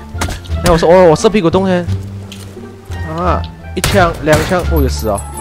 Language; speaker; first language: Chinese; native; Chinese